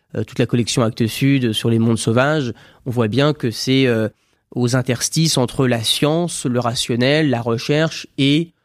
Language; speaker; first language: French; native; French